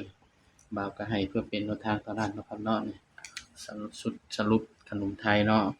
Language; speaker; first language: Thai; non-native, local second language; Lao